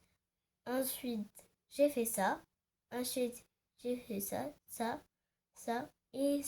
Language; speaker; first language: French; native; French